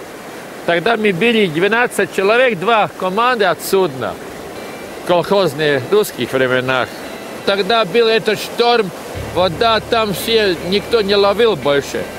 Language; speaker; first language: Russian; non-native, local second language; Latvian